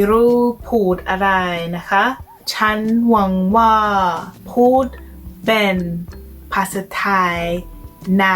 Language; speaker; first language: Thai; non-native, learner; English